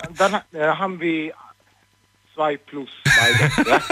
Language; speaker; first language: German; non-native, learner; Swedish